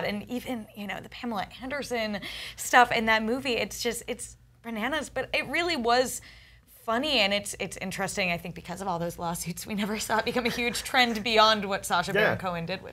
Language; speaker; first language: English; native; English